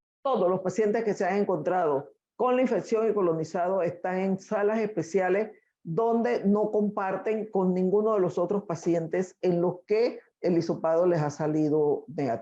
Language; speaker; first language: Spanish; native; Spanish